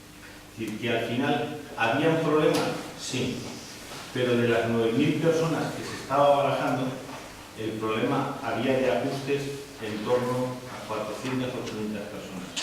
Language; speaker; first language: Spanish; native; Spanish